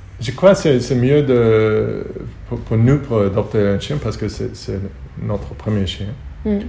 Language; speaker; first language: French; non-native, learner; Hebrew